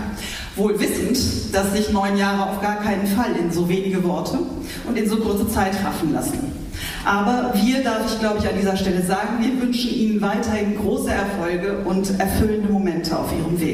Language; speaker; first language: German; native; German